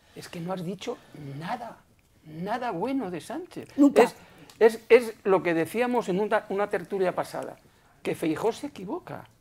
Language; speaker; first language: Spanish; native; Spanish